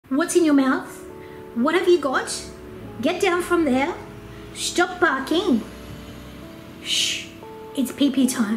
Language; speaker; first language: English; native; English